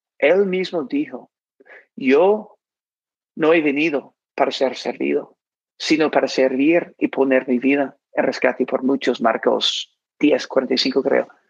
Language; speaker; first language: Spanish; non-native, fluent; English